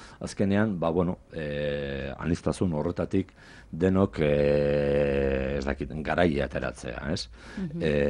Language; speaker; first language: Basque; non-native, local second language; Spanish